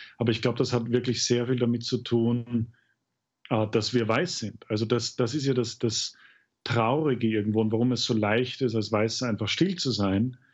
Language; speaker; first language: German; native; German